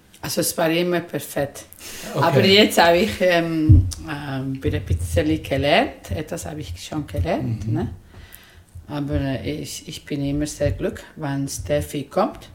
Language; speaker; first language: German; non-native, learner; Spanish